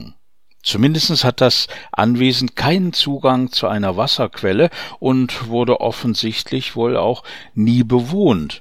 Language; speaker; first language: German; native; German